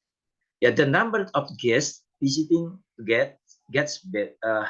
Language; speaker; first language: English; non-native, fluent; Indonesian